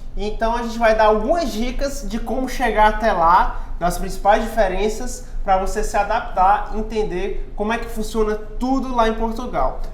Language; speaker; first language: Portuguese; native; Portuguese